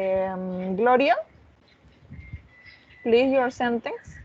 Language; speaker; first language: English; non-native, learner; Spanish